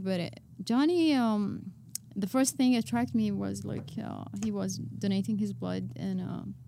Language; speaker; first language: English; non-native, fluent; Arabic